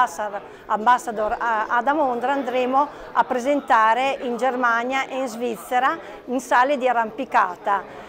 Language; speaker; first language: Italian; native; Italian